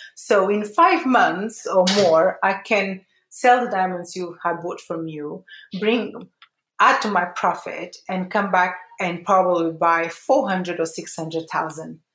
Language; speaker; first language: English; early bilingual, other home language; Portuguese